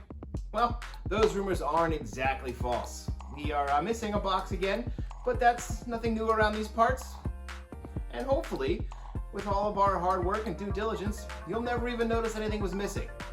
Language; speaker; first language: English; native; English